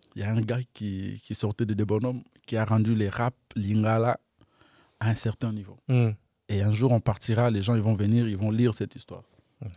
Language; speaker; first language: French; non-native, local second language; Lingala